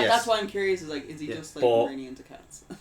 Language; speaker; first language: English; native; English